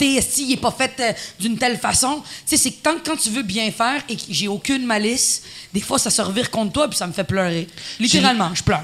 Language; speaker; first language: French; non-native, fluent; Spanish